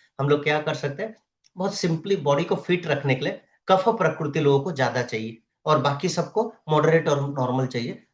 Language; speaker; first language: Hindi; non-native, local second language; Odia